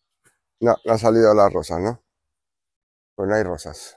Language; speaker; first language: Spanish; native; Spanish